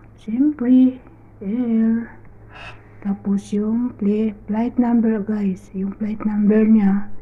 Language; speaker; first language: Filipino; non-native, local second language; Cebuano